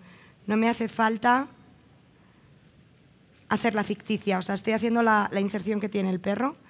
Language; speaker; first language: Spanish; native; Spanish